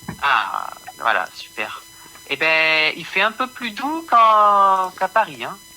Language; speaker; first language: French; native; French